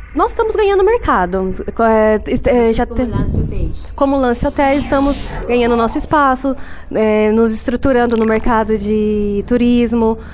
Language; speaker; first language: Portuguese; native; Portuguese